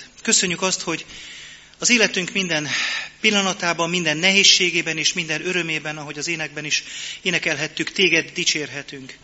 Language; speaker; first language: Hungarian; native; Hungarian